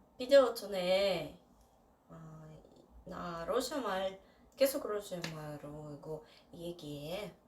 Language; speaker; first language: Korean; non-native, learner; Russian